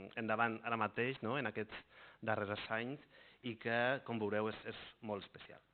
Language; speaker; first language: Catalan; non-native, local second language; Spanish